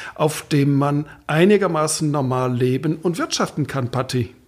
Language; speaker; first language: German; non-native, fluent; French